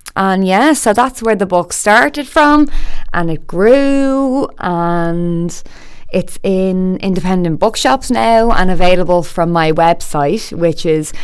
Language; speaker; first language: English; native; English